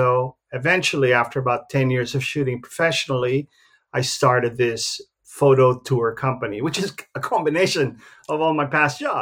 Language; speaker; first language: English; native; English